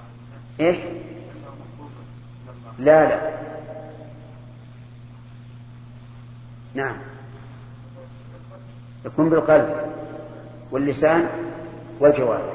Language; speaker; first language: Arabic; native; Arabic